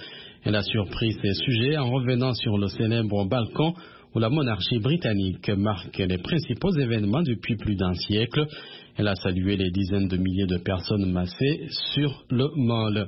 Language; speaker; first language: French; non-native, local second language; Rundi